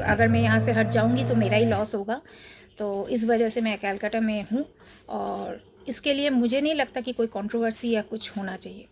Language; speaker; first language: Hindi; non-native, local second language; Bangla